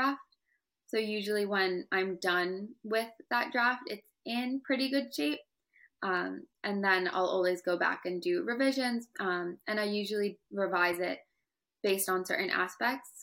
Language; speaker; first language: English; native; English